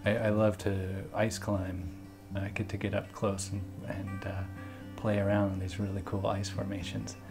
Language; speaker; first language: English; native; English